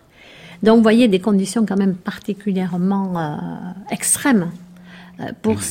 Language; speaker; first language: French; native; French